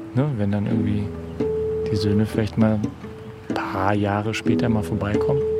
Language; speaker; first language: German; native; German